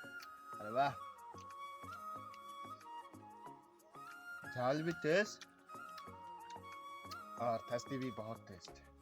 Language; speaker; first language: Hindi; non-native, local second language; Chakma